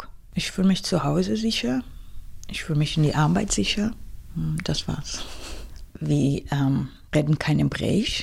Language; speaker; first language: German; non-native, fluent; Hebrew